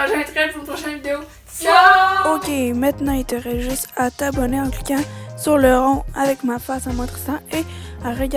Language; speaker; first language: French; native; French